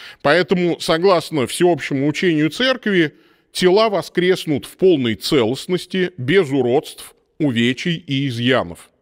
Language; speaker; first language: Russian; native; Russian